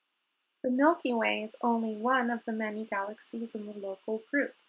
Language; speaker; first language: English; native; English